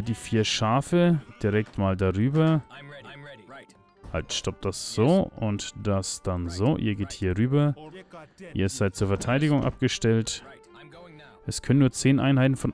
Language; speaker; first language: German; native; German